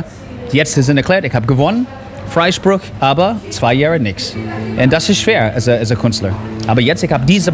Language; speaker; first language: German; non-native, learner; English